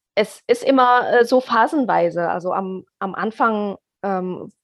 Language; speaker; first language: German; non-native, fluent; Indonesian